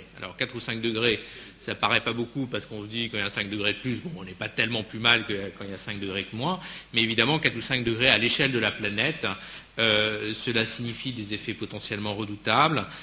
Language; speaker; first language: French; native; French